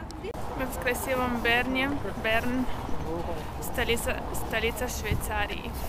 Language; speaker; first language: Russian; early bilingual, heritage; Russian